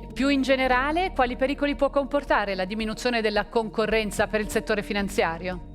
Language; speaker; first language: Italian; native; Italian